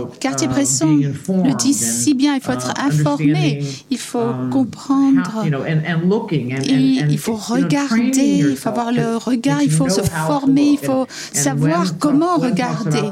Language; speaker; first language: French; non-native, learner; English